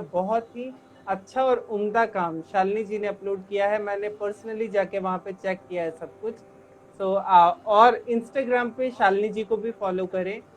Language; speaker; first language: Hindi; native; Hindi